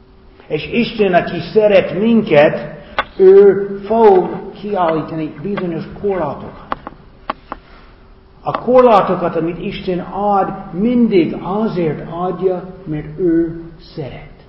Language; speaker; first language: Hungarian; non-native, fluent; English